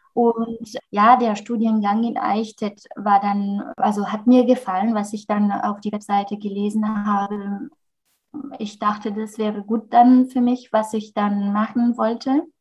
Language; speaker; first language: German; non-native, fluent; French